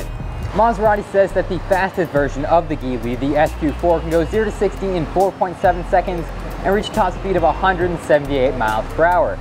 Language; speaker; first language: English; native; English